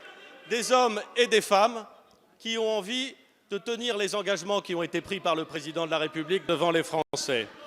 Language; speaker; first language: French; native; French